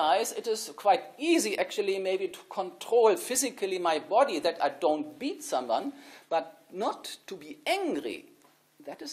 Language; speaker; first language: English; non-native, fluent; German